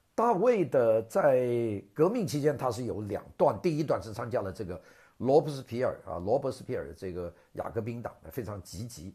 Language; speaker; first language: Chinese; non-native, local second language; Cantonese